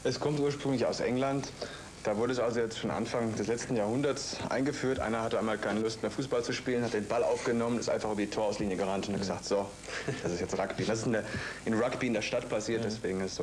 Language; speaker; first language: German; native; German